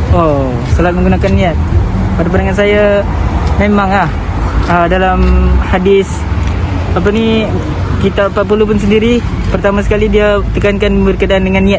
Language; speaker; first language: Malay; native; Malay